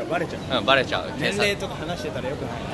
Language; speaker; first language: Japanese; native; Japanese